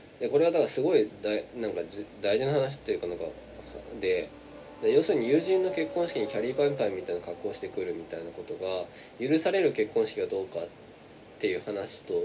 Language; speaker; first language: Japanese; native; Japanese